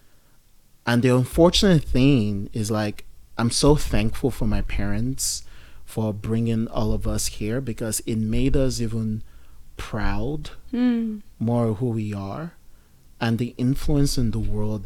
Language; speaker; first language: English; non-native, local second language; Yoruba